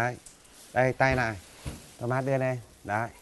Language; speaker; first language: Vietnamese; native; Vietnamese